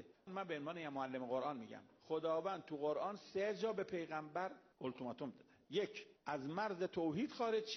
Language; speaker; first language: Persian; native; Persian